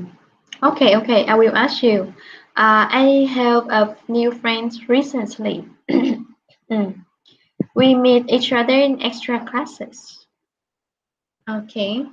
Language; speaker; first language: English; non-native, fluent; Vietnamese